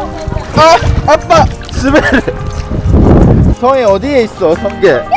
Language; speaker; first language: Korean; non-native, fluent; Japanese